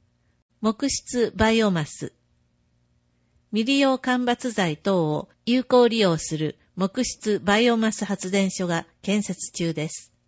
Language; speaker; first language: Japanese; native; Japanese